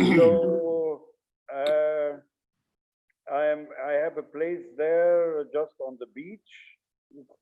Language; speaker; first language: English; non-native, fluent; Arabic